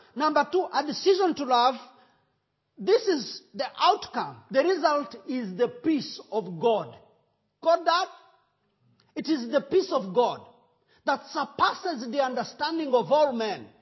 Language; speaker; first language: English; non-native, local second language; Kinyarwanda